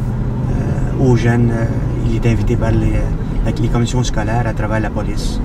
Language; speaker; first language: French; native; French